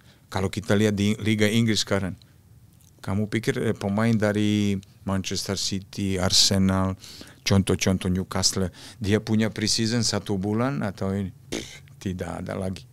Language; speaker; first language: Indonesian; non-native, fluent; Serbian